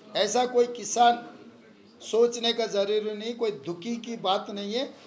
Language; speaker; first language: Hindi; non-native, local second language; Telugu